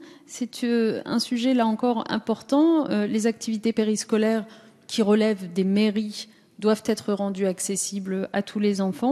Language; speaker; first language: French; native; French